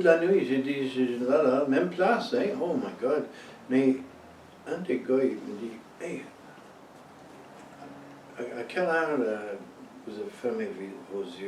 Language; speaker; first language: French; non-native, fluent; English